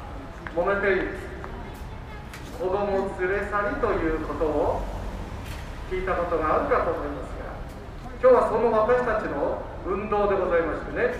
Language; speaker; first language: Japanese; native; Japanese